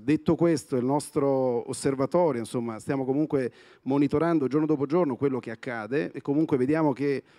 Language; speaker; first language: Italian; native; Italian